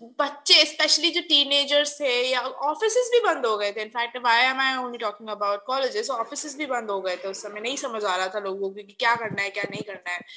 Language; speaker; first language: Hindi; native; Hindi